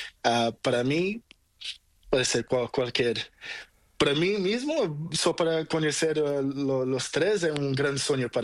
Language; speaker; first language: Spanish; non-native, learner; Portuguese